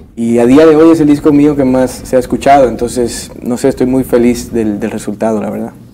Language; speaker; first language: Spanish; native; Spanish